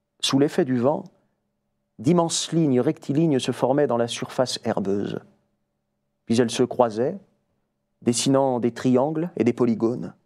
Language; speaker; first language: French; native; French